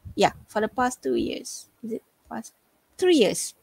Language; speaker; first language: English; non-native, local second language; Malay